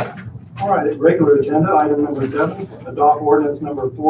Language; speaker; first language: English; native; English